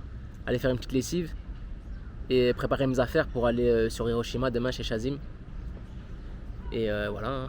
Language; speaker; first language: French; native; French